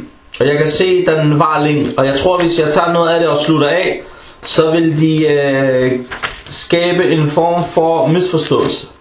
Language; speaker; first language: Danish; early bilingual, other home language; Arabic